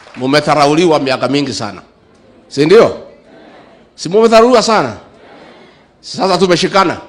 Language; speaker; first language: Swahili; non-native, local second language; Kikuyu